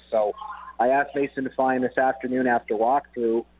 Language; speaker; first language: English; native; English